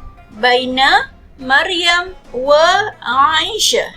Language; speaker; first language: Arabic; non-native, fluent; Malay